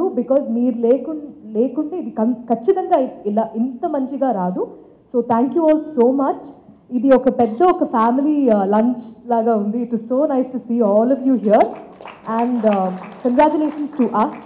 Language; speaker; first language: Telugu; non-native, local second language; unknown